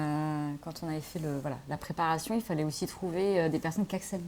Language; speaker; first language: French; native; French